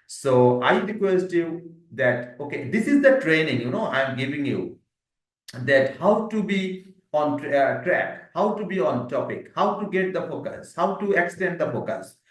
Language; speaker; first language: English; non-native, fluent; Bangla